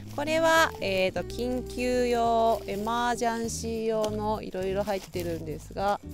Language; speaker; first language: Japanese; native; Japanese